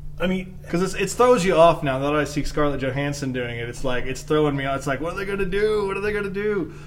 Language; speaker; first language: English; native; English